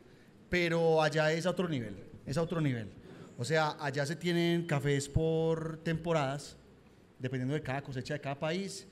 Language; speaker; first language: Spanish; native; Spanish